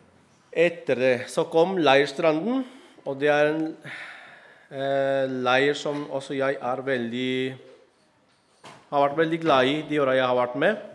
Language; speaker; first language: Norwegian; non-native, fluent; Spanish